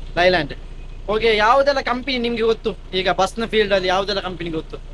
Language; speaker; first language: Kannada; non-native, local second language; Tulu